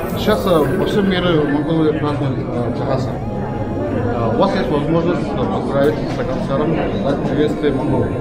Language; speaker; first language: Russian; non-native, fluent; Mongolian